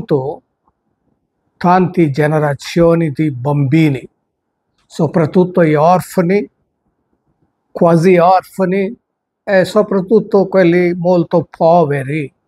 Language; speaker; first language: Italian; non-native, fluent; Telugu